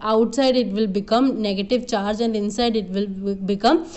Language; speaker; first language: English; non-native, local second language; Malayalam